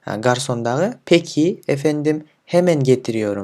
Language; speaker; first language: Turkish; non-native, fluent; Kyrgyz